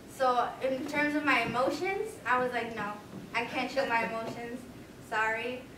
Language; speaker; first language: English; native; English